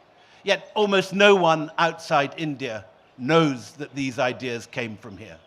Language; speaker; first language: English; native; English